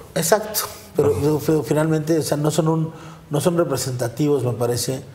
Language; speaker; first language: Spanish; native; Spanish